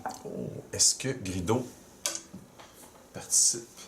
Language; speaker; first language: French; native; French